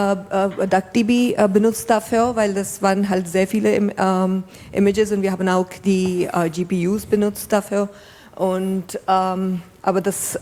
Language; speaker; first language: German; non-native, fluent; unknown